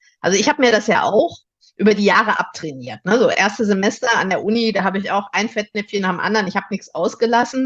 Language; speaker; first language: German; native; German